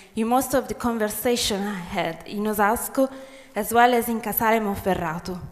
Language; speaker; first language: English; non-native, fluent; Italian